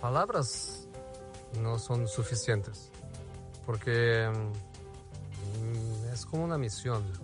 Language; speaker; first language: Spanish; non-native, fluent; Portuguese